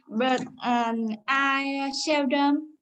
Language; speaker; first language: English; non-native, learner; Vietnamese